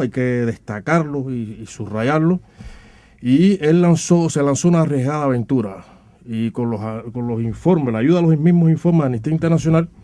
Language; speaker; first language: Spanish; native; Spanish